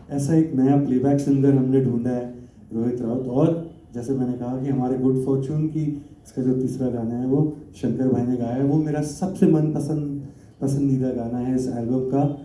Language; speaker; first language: Hindi; non-native, local second language; Gujarati